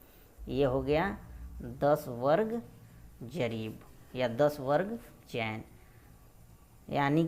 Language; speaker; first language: Hindi; native; Hindi